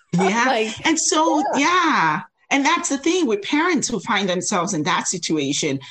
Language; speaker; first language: English; non-native, local second language; Yoruba